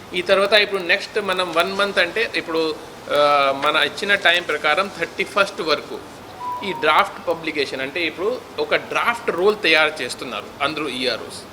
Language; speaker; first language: Telugu; non-native, fluent; Hindi